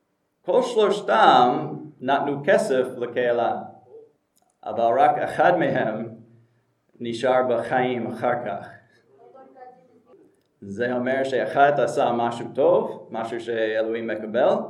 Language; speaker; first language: Hebrew; non-native, fluent; English